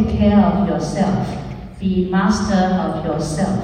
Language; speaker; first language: English; non-native, fluent; Chinese